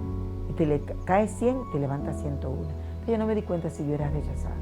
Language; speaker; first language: Spanish; early bilingual, other home language; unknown